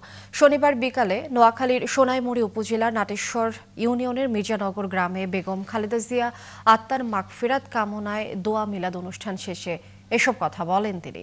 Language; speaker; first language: Bangla; native; Bangla